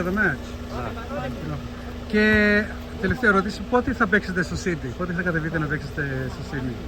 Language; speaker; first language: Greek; early bilingual, heritage; Greek